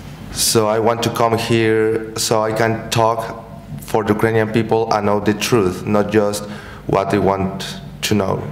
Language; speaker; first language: English; non-native, fluent; Spanish